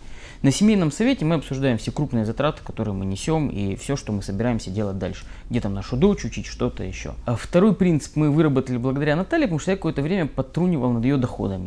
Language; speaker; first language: Russian; native; Russian